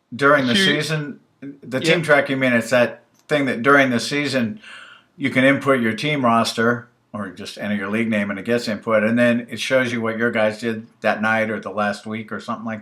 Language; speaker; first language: English; native; English